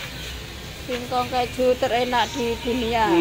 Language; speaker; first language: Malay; non-native, local second language; Javanese